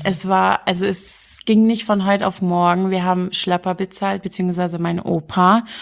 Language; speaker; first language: German; early bilingual, other home language; Arabic